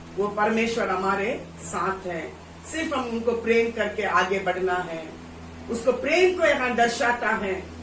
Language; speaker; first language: Hindi; non-native, local second language; Tamil